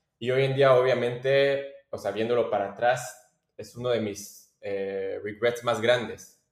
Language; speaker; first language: Spanish; non-native, fluent; French